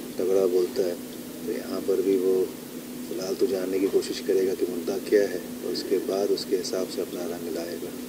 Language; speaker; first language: Hindi; native; Hindi